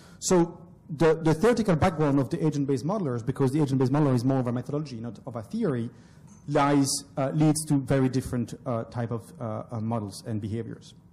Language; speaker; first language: English; non-native, fluent; French